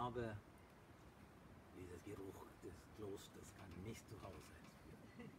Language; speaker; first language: German; non-native, fluent; Sinhala